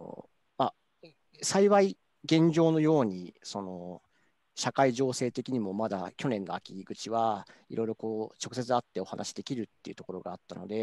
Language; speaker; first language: Japanese; native; Japanese